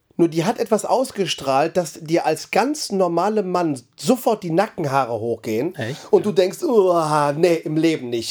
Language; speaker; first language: German; native; German